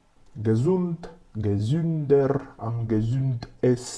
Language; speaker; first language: German; non-native, fluent; Macedonian